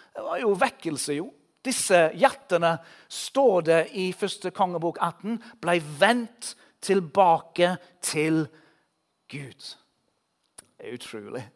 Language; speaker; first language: Norwegian; non-native, fluent; English